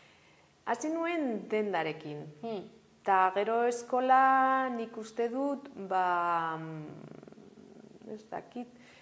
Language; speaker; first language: Basque; non-native, local second language; Spanish